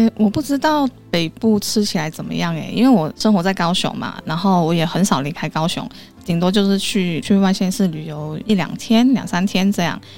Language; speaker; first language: Chinese; non-native, local second language; Cantonese